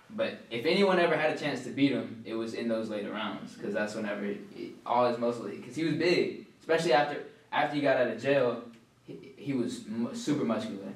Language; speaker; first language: English; early bilingual, other home language; Filipino